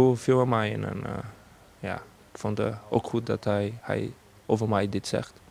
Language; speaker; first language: Dutch; non-native, fluent; Portuguese